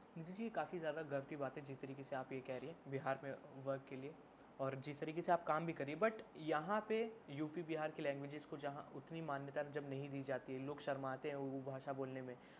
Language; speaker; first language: Hindi; native; Hindi